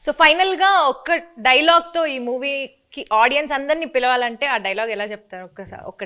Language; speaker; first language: Telugu; native; Telugu